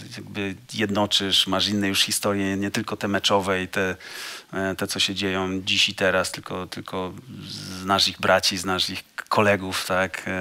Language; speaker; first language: Polish; native; Polish